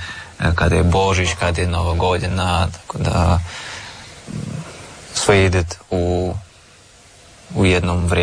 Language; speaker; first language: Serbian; non-native, learner; Russian